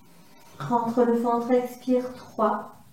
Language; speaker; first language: French; native; French